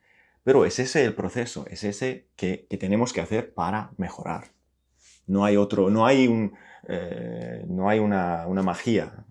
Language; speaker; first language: Spanish; non-native, fluent; Italian